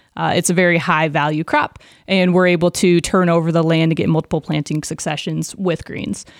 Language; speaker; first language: English; native; English